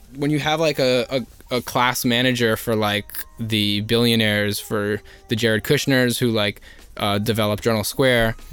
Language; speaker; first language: English; native; English